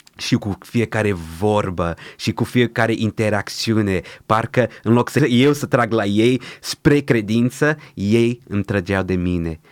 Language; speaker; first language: Romanian; early bilingual, other home language; Portuguese